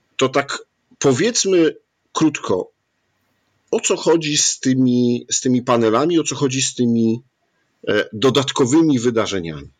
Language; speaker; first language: Polish; native; Polish